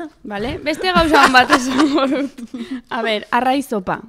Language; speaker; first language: Basque; native; Basque